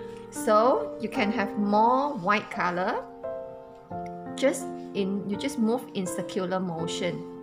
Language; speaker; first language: English; non-native, local second language; Chinese